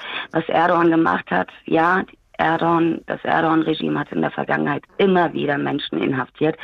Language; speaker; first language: German; early bilingual, other home language; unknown